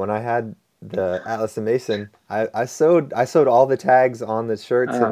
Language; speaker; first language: English; native; English